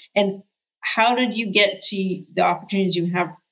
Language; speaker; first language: English; early bilingual, other home language; Arabic